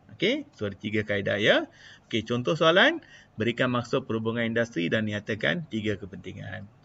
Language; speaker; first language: Malay; non-native, local second language; Tamil